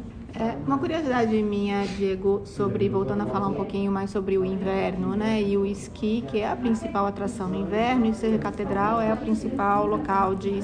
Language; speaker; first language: Portuguese; native; Portuguese